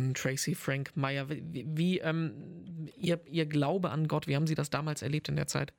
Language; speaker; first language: German; native; German